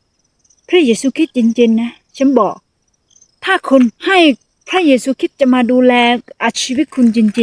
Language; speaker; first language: Thai; non-native, fluent; Akha